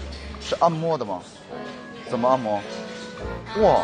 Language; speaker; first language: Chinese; non-native, fluent; Korean